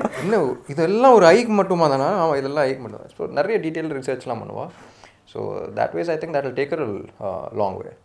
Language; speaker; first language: Tamil; non-native, local second language; Telugu